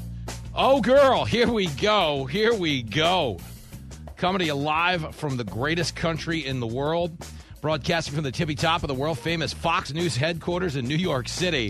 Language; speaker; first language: English; native; English